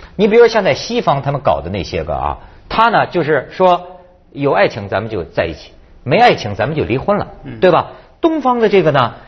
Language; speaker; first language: Chinese; native; Chinese